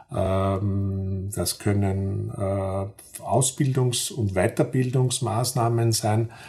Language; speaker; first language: German; native; German